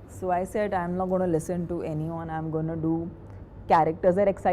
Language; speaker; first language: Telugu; non-native, fluent; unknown